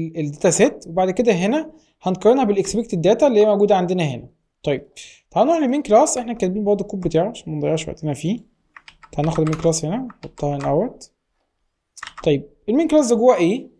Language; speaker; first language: Arabic; native; Arabic